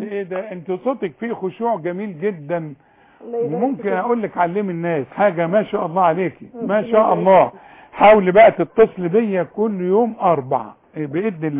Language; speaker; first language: Arabic; native; Arabic